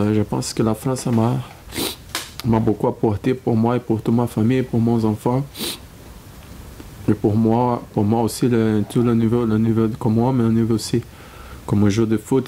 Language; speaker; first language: French; non-native, fluent; Portuguese